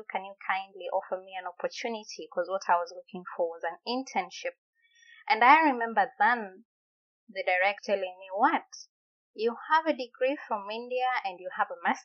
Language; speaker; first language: English; non-native, local second language; Gusii